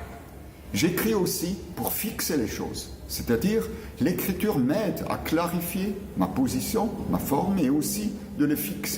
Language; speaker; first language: French; non-native, local second language; German